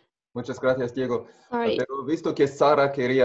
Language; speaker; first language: Spanish; non-native, fluent; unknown